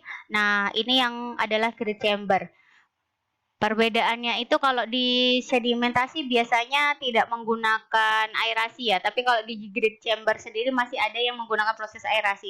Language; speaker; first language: Indonesian; native; Indonesian